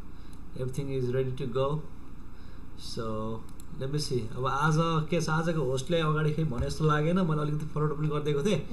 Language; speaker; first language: Nepali; native; Nepali